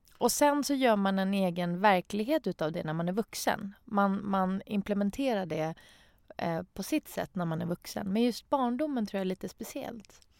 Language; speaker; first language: Swedish; early bilingual, other home language; Persian